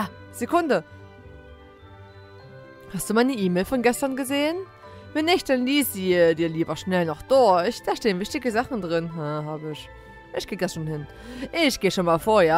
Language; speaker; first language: German; native; German